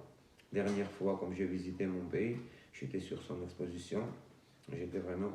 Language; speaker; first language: French; non-native, fluent; Georgian